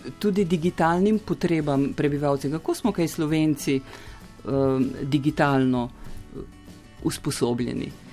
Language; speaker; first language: Slovenian; native; Slovenian